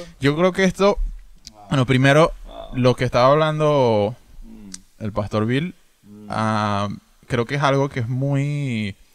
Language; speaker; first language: Spanish; native; Spanish